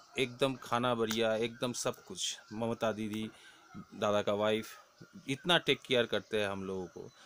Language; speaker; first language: Hindi; non-native, local second language; Bangla